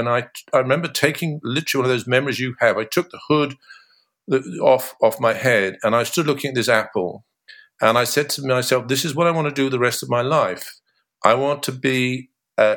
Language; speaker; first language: English; native; English